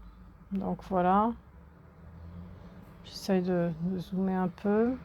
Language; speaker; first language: French; native; French